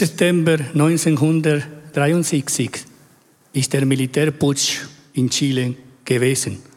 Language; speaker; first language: German; non-native, fluent; Spanish